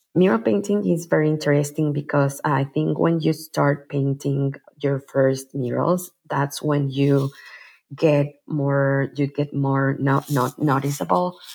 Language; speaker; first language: English; non-native, fluent; Spanish